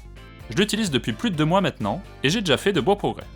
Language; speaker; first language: French; native; French